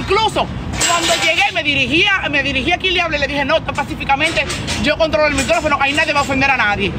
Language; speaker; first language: Spanish; native; Spanish